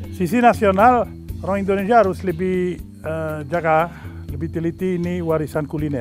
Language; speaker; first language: Indonesian; non-native, learner; French